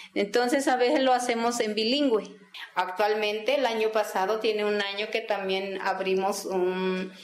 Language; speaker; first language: Spanish; non-native, local second language; Tzeltal